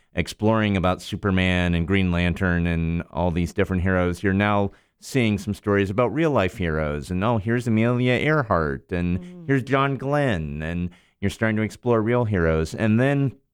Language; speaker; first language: English; native; English